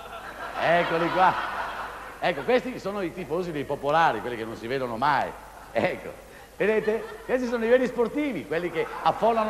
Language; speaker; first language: Italian; native; Italian